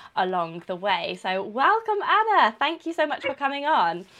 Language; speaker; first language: English; native; English